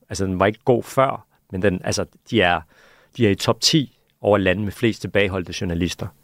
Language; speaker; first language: Danish; early bilingual, other home language; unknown